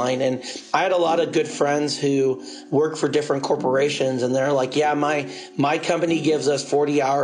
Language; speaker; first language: English; native; English